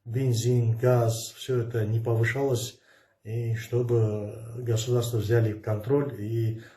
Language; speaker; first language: Russian; non-native, local second language; Kazakh